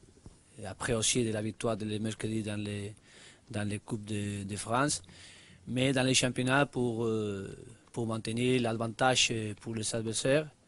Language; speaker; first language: French; non-native, learner; Spanish